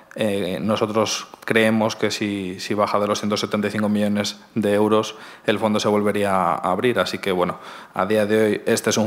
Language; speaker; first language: Spanish; native; Spanish